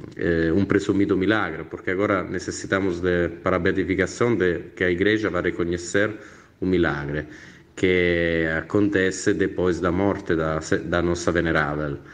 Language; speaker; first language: Portuguese; non-native, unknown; Italian